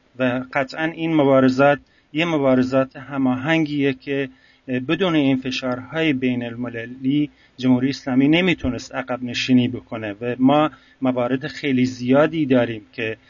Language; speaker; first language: Persian; non-native, local second language; Central Kurdish